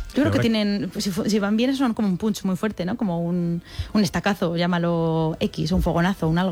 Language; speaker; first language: Spanish; native; Spanish